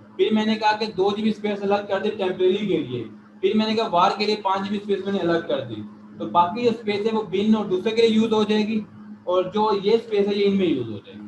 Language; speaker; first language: Urdu; native; Urdu